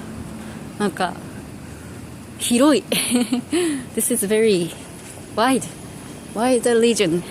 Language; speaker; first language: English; non-native, local second language; Japanese